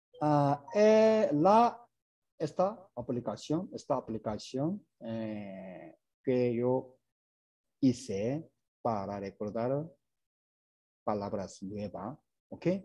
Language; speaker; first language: Spanish; non-native, learner; Korean